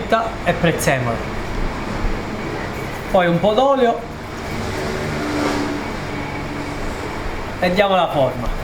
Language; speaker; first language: Italian; native; Italian